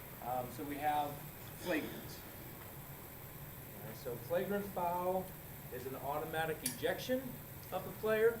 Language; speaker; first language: English; native; English